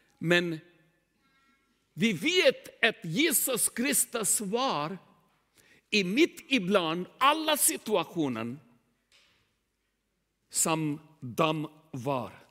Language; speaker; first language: Swedish; non-native, learner; Urdu